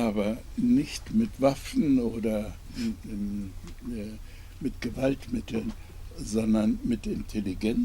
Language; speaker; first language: German; non-native, fluent; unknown